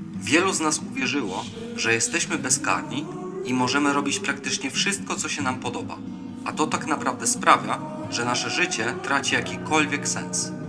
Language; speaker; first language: Polish; native; Polish